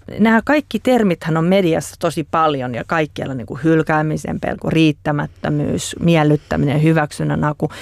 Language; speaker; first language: Finnish; native; Finnish